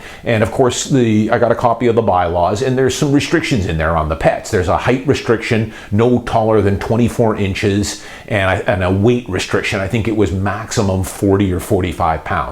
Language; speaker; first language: English; native; English